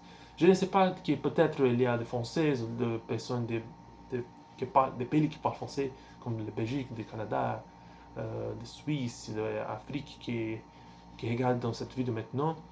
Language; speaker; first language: French; non-native, learner; Portuguese